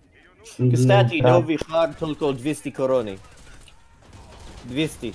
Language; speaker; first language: Russian; non-native, learner; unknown